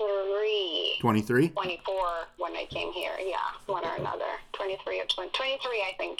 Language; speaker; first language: English; non-native, fluent; Russian